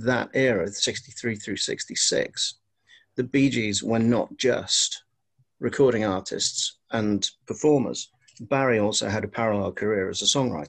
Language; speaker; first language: English; non-native, local second language; Welsh